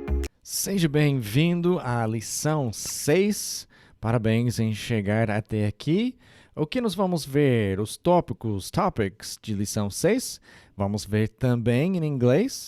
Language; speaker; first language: Portuguese; non-native, fluent; English